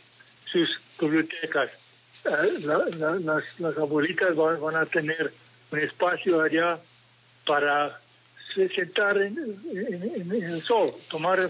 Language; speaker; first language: Spanish; non-native, fluent; English